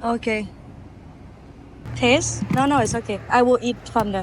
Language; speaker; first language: English; non-native, learner; Thai